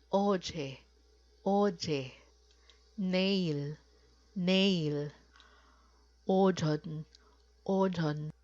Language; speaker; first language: Korean; non-native, fluent; Filipino